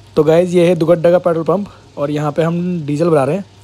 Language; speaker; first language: Hindi; native; Hindi